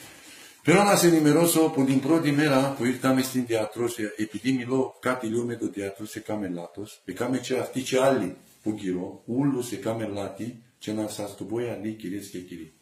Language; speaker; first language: Greek; non-native, learner; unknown